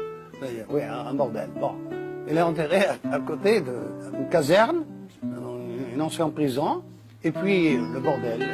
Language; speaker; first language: French; non-native, fluent; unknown